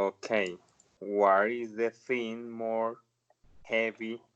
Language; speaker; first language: English; non-native, learner; Spanish